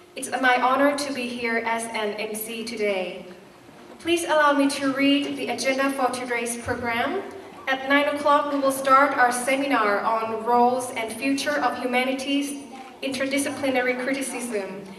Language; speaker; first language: English; non-native, fluent; Thai